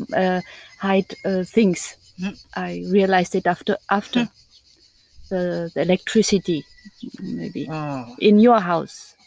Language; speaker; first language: English; non-native, learner; German